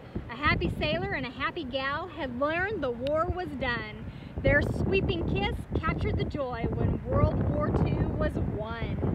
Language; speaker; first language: English; native; English